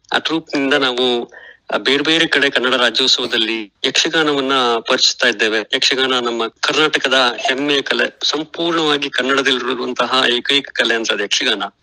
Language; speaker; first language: Kannada; native; Kannada